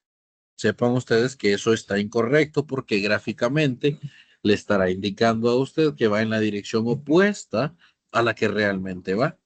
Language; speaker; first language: Spanish; native; Spanish